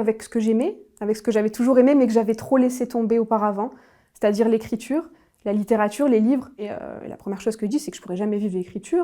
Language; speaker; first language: French; native; French